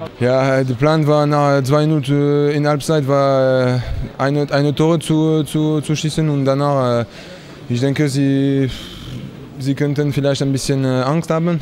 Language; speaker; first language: German; non-native, learner; French